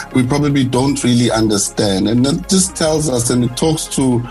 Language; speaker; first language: English; non-native, local second language; Zulu